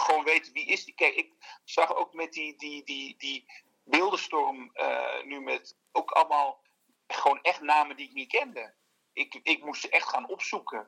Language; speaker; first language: Dutch; early bilingual, other home language; Turkish